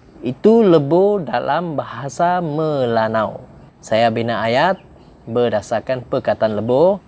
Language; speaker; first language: Malay; non-native, local second language; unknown